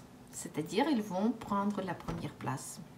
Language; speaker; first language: French; non-native, fluent; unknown